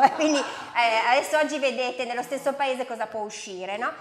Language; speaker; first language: Italian; native; Italian